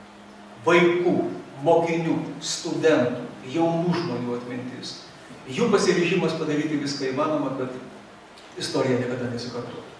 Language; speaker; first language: Lithuanian; native; Lithuanian